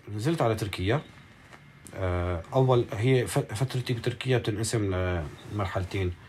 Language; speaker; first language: Arabic; native; Arabic